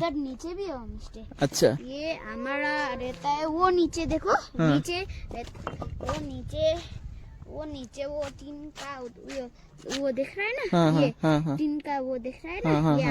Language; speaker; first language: Hindi; non-native, local second language; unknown